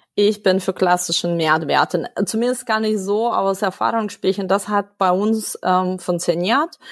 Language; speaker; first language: German; non-native, fluent; Russian